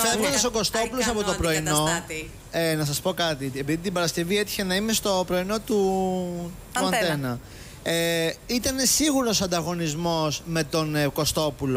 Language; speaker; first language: Greek; native; Greek